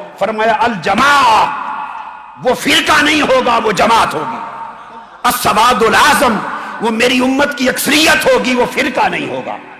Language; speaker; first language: Urdu; non-native, local second language; Punjabi